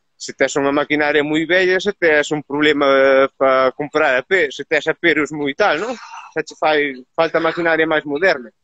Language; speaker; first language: Galician; native; Galician